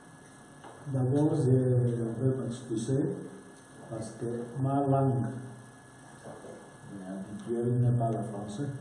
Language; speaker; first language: French; non-native, learner; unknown